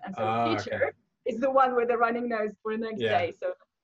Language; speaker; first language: English; non-native, fluent; Russian